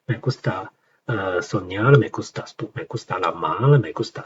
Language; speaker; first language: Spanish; non-native, learner; Chinese